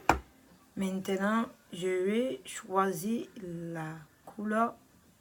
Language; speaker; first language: French; non-native, learner; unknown